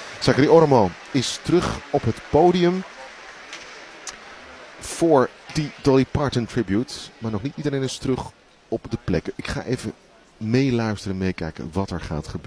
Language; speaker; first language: Dutch; native; Dutch